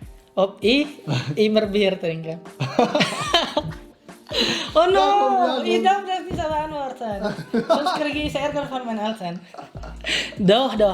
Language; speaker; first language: German; non-native, learner; Indonesian